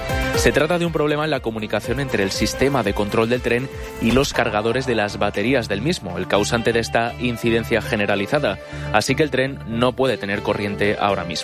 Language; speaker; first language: Spanish; native; Spanish